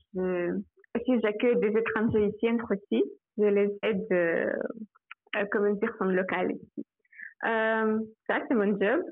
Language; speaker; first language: French; non-native, fluent; Russian